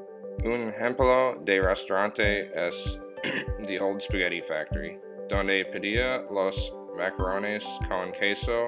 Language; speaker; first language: Spanish; non-native, learner; English